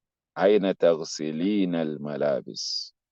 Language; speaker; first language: Arabic; non-native, fluent; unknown